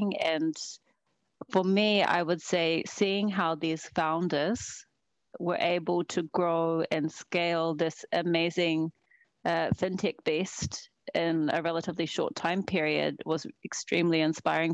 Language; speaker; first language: English; native; English